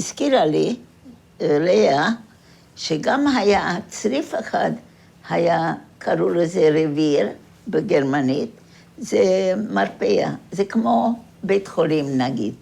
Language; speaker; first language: Hebrew; non-native, fluent; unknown